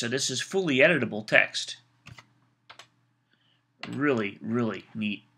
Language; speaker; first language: English; native; English